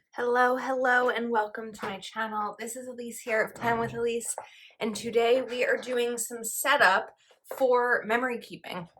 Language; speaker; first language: English; native; English